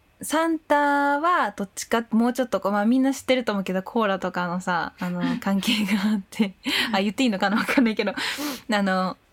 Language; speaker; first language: Japanese; native; Japanese